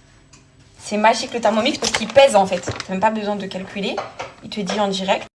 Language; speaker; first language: French; native; French